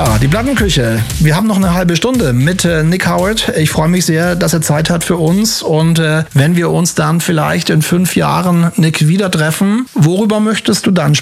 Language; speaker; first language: German; native; German